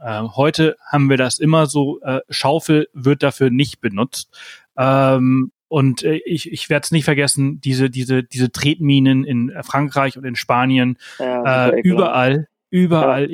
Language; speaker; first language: German; native; German